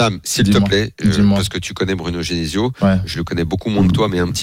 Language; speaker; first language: French; native; French